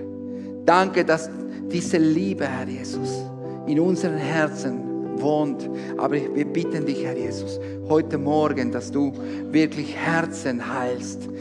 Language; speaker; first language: German; non-native, fluent; Spanish